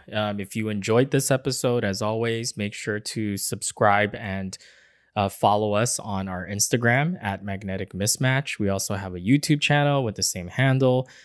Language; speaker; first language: English; early bilingual, other home language; Chinese